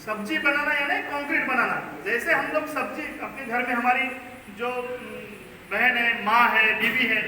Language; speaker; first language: Hindi; non-native, local second language; Marathi